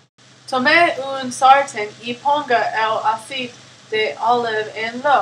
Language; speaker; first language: Spanish; non-native, learner; English